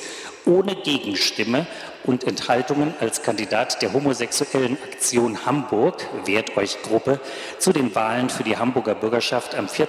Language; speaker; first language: German; native; German